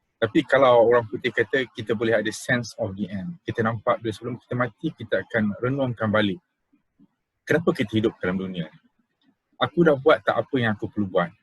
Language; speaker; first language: Malay; native; Malay